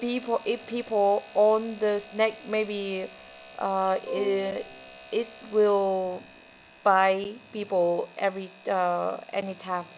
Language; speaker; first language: English; non-native, learner; Vietnamese